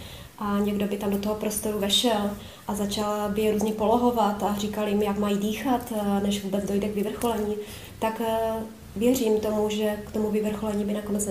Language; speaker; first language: Czech; native; Czech